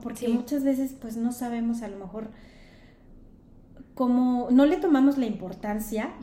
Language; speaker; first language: Spanish; native; Spanish